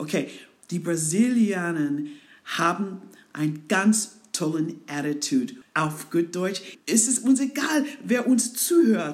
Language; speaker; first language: German; non-native, fluent; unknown